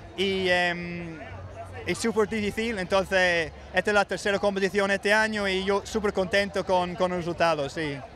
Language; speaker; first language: Spanish; non-native, fluent; English